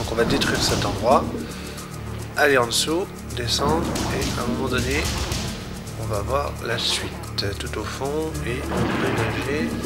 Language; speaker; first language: French; native; French